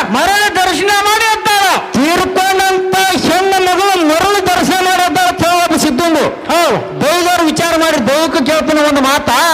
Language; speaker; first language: Kannada; native; Kannada